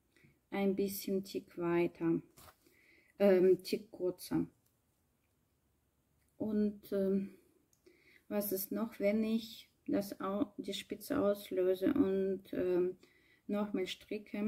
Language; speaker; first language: German; non-native, learner; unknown